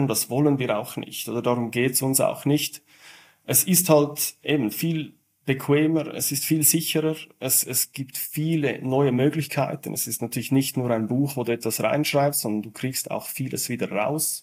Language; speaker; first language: German; native; German